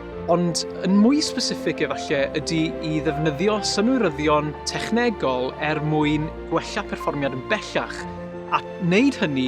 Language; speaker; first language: Welsh; native; Welsh